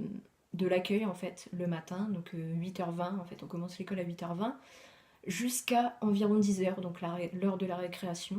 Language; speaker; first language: French; native; French